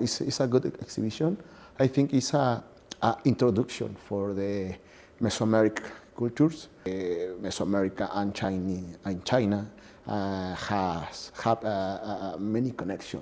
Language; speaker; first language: English; non-native, learner; Spanish